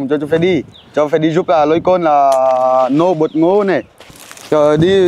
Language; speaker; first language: Vietnamese; non-native, learner; Portuguese